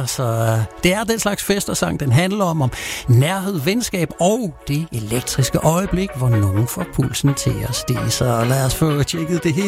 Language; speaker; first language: Danish; native; Danish